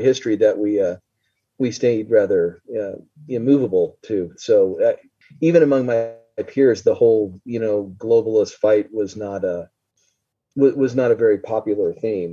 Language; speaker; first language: English; native; English